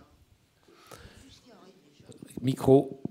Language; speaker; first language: French; native; French